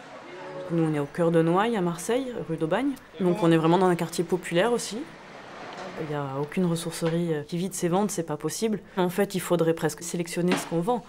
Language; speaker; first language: French; native; French